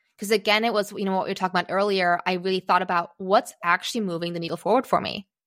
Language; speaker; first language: English; early bilingual, other home language; Czech